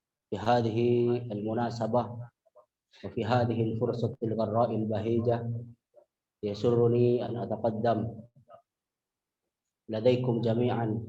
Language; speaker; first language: Arabic; non-native, fluent; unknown